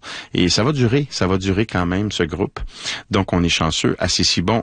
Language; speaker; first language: French; native; French